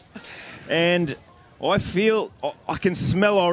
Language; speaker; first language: English; native; English